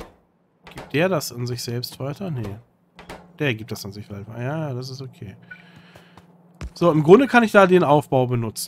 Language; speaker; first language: German; native; German